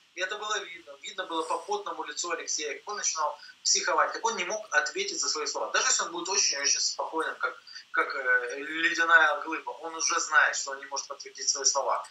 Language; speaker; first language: Russian; native; Russian